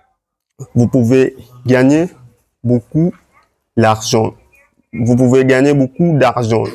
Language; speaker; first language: French; non-native, learner; Swahili